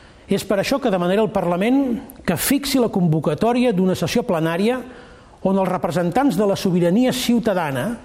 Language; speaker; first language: Catalan; native; Catalan